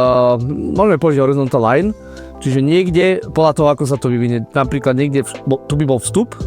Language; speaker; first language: Slovak; native; Slovak